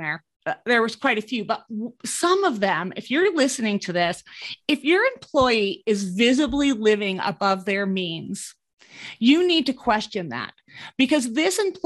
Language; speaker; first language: English; native; English